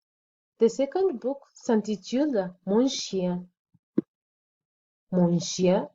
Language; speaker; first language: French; non-native, fluent; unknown